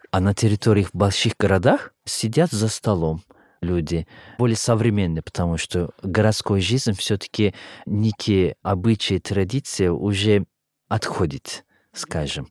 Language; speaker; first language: Russian; non-native, fluent; Turkish